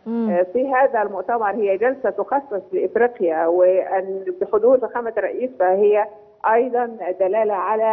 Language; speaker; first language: Arabic; native; Arabic